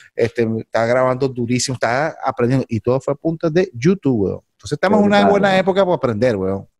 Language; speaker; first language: Spanish; native; Spanish